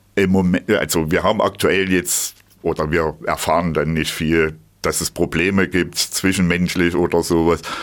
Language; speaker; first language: German; native; German